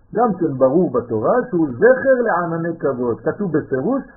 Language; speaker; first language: Hebrew; non-native, fluent; French